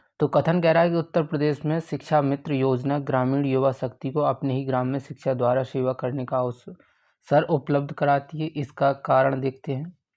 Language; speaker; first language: Hindi; native; Hindi